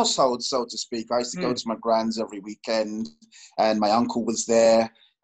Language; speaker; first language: English; native; English